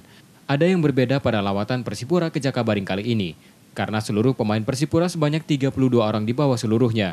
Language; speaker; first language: Indonesian; native; Indonesian